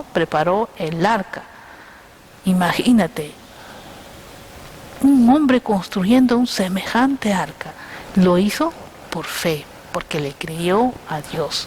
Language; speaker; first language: Spanish; native; Spanish